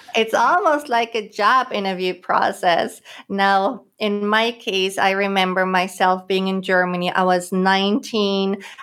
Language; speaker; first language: English; non-native, fluent; German